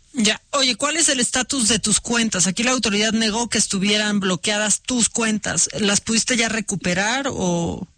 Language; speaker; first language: Spanish; native; Spanish